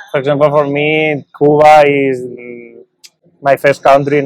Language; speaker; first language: English; non-native, learner; Spanish